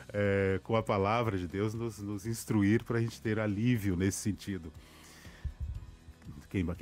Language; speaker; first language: Portuguese; native; Portuguese